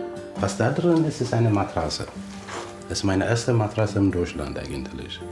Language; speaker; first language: German; non-native, fluent; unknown